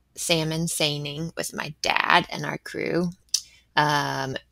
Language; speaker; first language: English; native; English